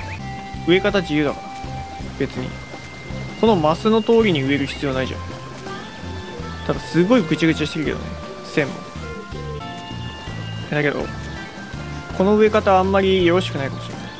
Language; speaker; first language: Japanese; native; Japanese